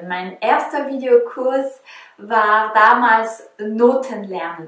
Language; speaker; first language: German; non-native, fluent; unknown